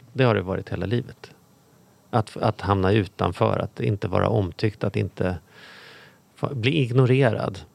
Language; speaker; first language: Swedish; native; Swedish